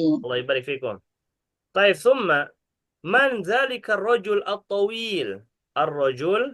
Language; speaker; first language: Arabic; non-native, fluent; Indonesian